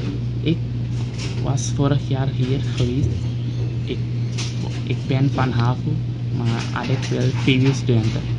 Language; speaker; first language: Dutch; non-native, local second language; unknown